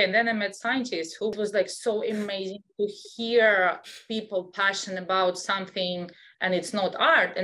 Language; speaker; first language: English; non-native, fluent; Russian